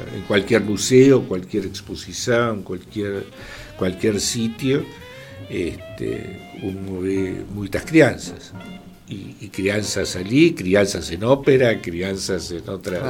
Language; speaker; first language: Portuguese; non-native, fluent; Spanish